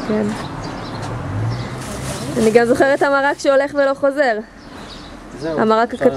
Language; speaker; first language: Hebrew; native; Hebrew